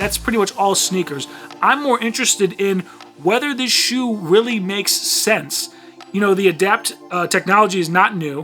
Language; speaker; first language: English; native; English